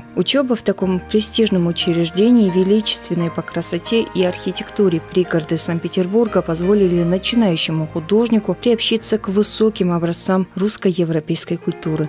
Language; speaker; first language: Russian; native; Russian